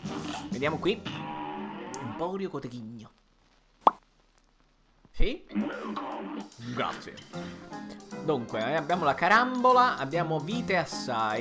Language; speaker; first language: Italian; native; Italian